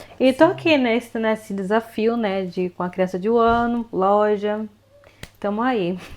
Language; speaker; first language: Portuguese; native; Portuguese